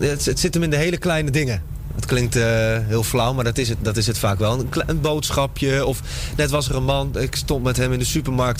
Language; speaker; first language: Dutch; native; Dutch